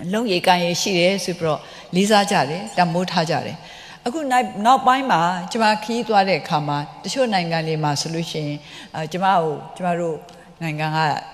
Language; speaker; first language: Burmese; native; Burmese